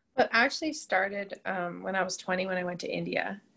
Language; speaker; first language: English; native; English